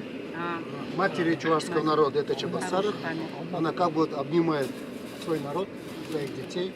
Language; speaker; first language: Russian; non-native, local second language; Chuvash